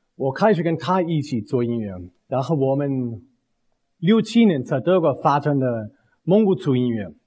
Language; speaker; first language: Chinese; non-native, fluent; German